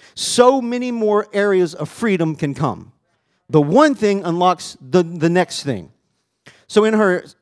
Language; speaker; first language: English; native; English